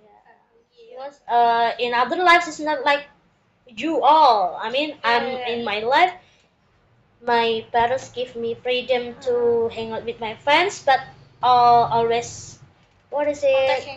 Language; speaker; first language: English; non-native, learner; Indonesian